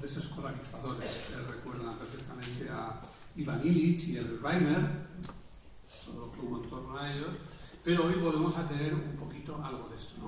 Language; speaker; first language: Spanish; native; Spanish